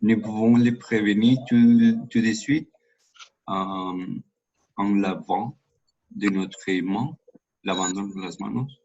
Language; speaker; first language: French; non-native, learner; Spanish